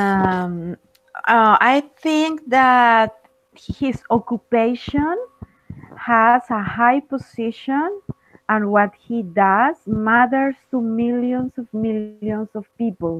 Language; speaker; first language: English; non-native, fluent; Spanish